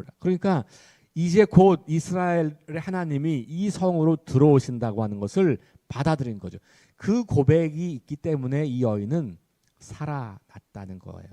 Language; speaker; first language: Korean; native; Korean